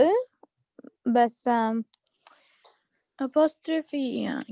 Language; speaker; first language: French; non-native, learner; Arabic